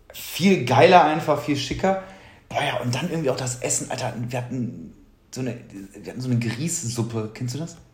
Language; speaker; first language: German; native; German